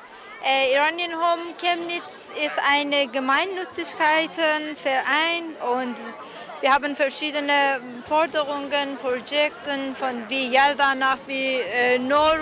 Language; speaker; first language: German; non-native, learner; Persian